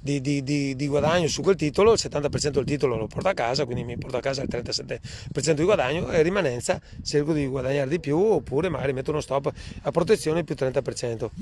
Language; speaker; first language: Italian; native; Italian